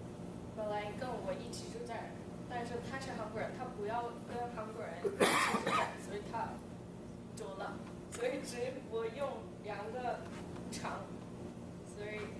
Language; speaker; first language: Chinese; non-native, learner; English